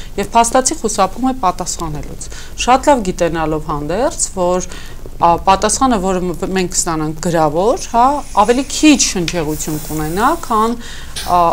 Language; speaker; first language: Armenian; native; Armenian